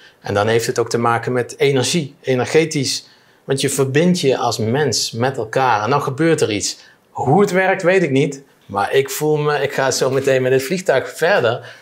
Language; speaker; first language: Dutch; native; Dutch